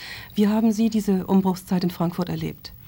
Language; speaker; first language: German; native; German